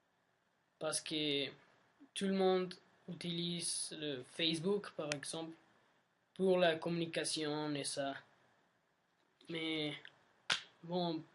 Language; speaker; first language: French; non-native, learner; Spanish